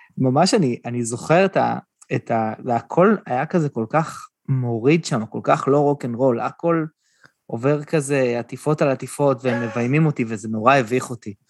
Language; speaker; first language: Hebrew; native; Hebrew